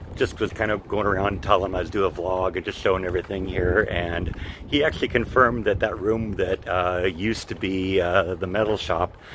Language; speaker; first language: English; native; English